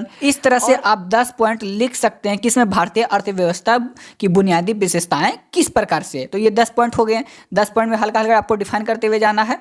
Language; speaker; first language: Hindi; native; Hindi